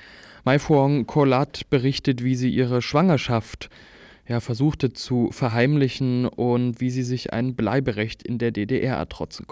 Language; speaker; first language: German; native; German